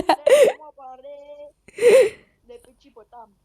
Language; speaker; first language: French; native; French